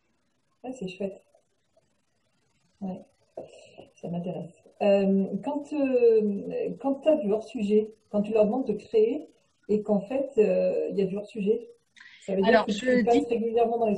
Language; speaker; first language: French; native; French